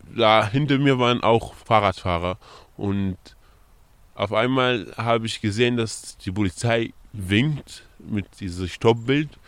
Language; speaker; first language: German; non-native, fluent; Arabic